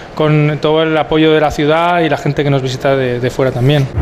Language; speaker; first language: Spanish; native; Spanish